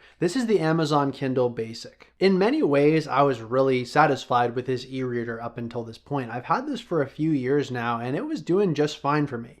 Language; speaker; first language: English; native; English